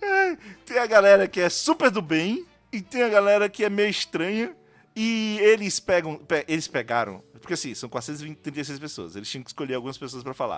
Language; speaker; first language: Portuguese; native; Portuguese